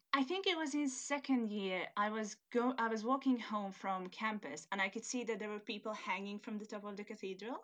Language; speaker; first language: English; non-native, fluent; Hungarian